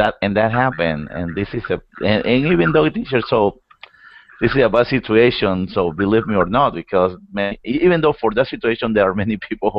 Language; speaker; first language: English; non-native, learner; Spanish